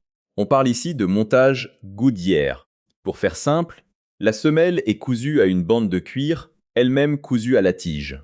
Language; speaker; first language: French; native; French